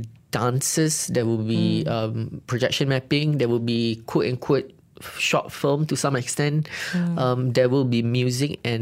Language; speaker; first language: English; non-native, local second language; Malay